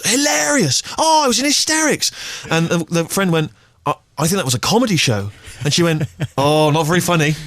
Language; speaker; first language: English; native; English